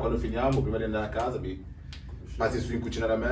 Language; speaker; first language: Italian; native; Italian